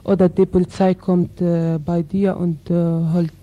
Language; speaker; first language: German; non-native, learner; Arabic